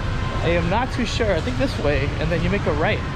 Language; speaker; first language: English; early bilingual, other home language; Vietnamese